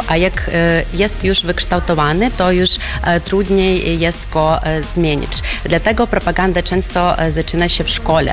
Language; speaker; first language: Polish; non-native, fluent; Ukrainian